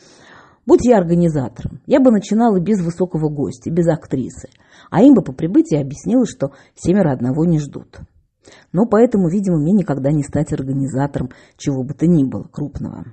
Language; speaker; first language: Russian; native; Russian